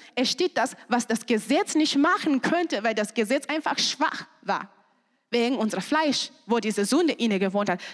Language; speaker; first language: German; non-native, fluent; Shona